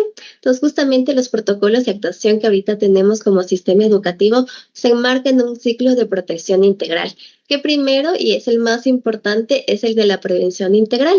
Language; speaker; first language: Spanish; native; Spanish